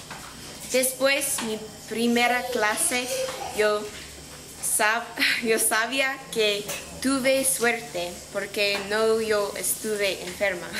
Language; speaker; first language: Spanish; non-native, learner; English